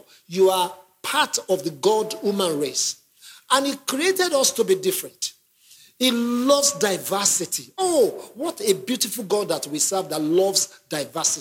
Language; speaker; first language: English; non-native, local second language; Yoruba